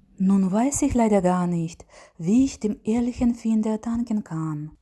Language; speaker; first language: German; non-native, learner; Ukrainian